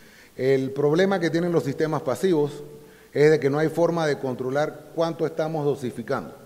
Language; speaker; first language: Spanish; native; Spanish